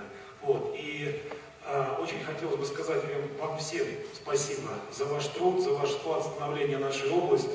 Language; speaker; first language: Russian; native; Russian